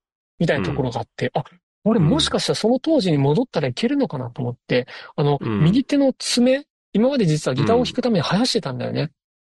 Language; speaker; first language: Japanese; native; Japanese